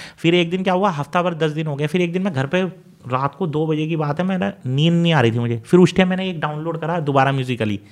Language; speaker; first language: Hindi; native; Hindi